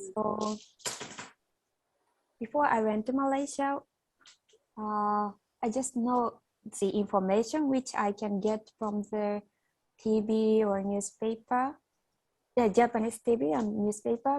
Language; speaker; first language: English; non-native, fluent; Japanese